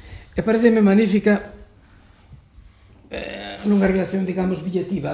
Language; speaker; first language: Galician; native; Galician